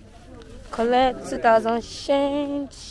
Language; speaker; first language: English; non-native, local second language; Yoruba